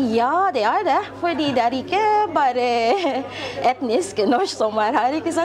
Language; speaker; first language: Norwegian; non-native, fluent; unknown